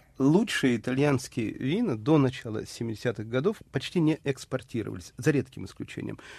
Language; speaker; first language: Russian; native; Russian